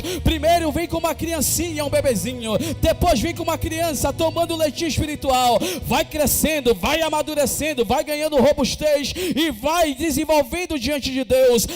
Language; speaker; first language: Portuguese; native; Portuguese